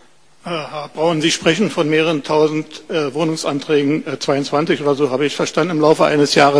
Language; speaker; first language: German; native; German